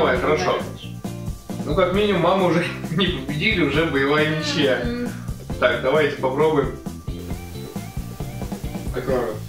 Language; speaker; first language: Russian; native; Russian